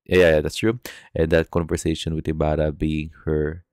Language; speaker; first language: English; non-native, local second language; Filipino